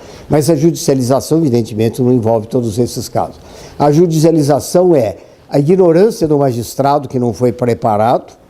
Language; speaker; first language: Portuguese; native; Portuguese